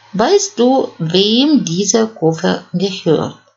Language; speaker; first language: German; non-native, fluent; Russian